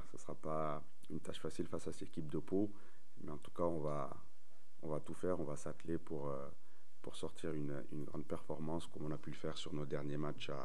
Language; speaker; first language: French; native; French